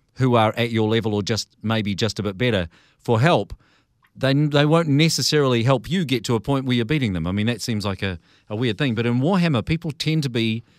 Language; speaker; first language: English; native; English